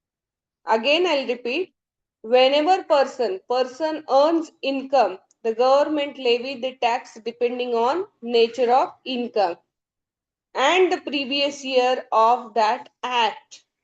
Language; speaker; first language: English; non-native, local second language; Hindi